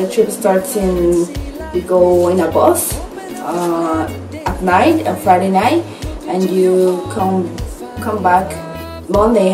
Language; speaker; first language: English; non-native, learner; Spanish